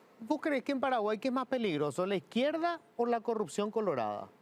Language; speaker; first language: Spanish; native; Spanish